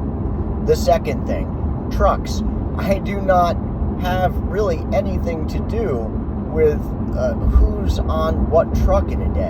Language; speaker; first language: English; native; English